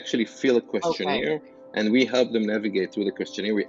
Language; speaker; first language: English; non-native, fluent; Hebrew